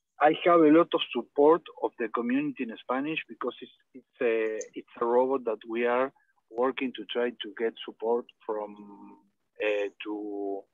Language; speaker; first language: English; non-native, learner; Spanish